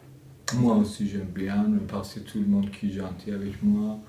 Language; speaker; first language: French; non-native, learner; Persian